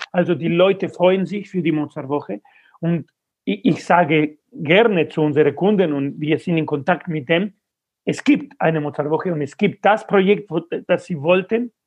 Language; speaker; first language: German; non-native, fluent; Spanish